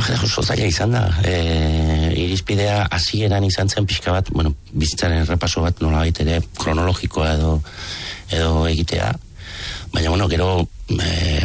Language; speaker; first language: Basque; native; Basque